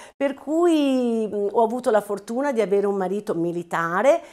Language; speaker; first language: Italian; native; Italian